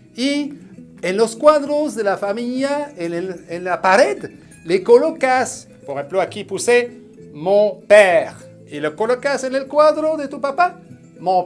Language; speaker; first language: Spanish; non-native, fluent; French